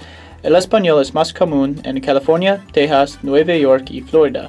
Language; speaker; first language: Spanish; non-native, learner; English